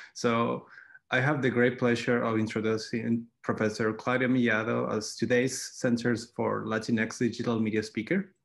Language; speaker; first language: English; non-native, fluent; Spanish